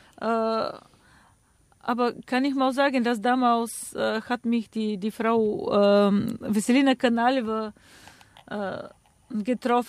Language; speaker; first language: German; non-native, fluent; Bulgarian